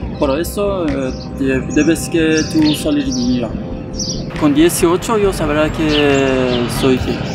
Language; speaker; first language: Spanish; non-native, learner; Persian